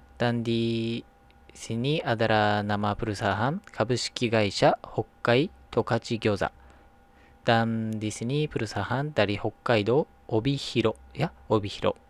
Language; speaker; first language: Indonesian; non-native, learner; Japanese